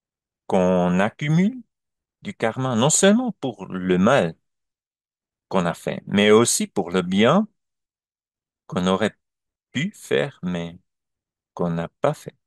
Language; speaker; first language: French; non-native, learner; German